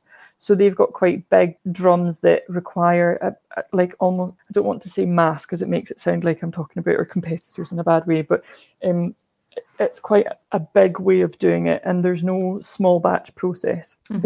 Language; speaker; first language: English; native; English